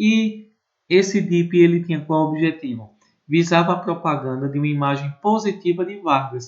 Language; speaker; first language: Portuguese; native; Portuguese